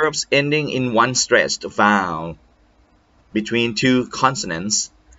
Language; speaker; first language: English; non-native, fluent; Thai